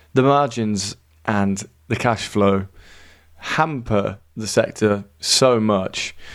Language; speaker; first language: English; native; English